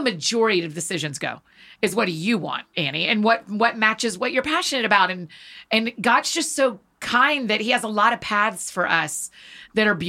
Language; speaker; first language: English; native; English